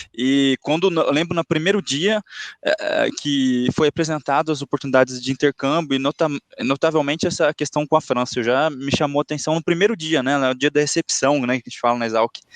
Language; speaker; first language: Portuguese; native; Portuguese